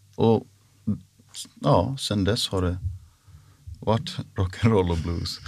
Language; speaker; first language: Swedish; non-native, local second language; Finnish